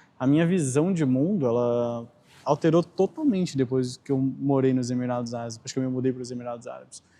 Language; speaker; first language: Portuguese; native; Portuguese